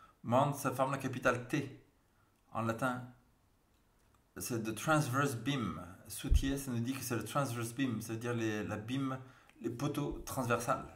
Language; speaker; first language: French; native; French